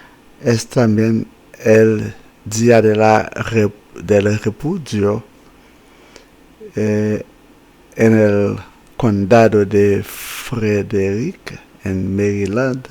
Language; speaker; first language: Spanish; non-native, fluent; Haitian Creole